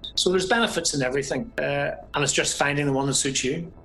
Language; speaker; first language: English; native; English